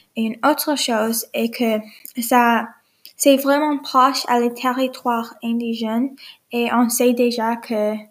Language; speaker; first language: French; non-native, learner; English